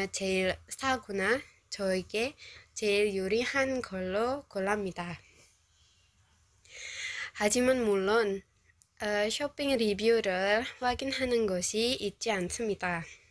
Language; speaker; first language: Korean; non-native, learner; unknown